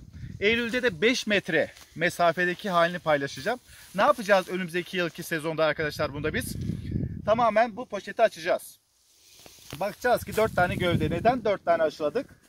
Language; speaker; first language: Turkish; native; Turkish